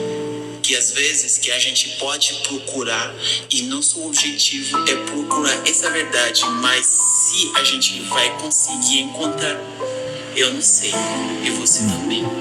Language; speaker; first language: Portuguese; non-native, fluent; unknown